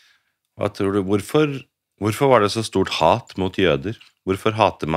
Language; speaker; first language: Norwegian; native; Norwegian